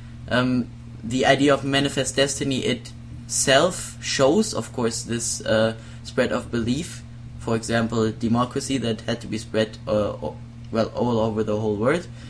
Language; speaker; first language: English; non-native, fluent; German